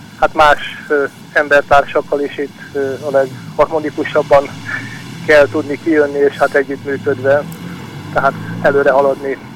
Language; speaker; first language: Hungarian; native; Hungarian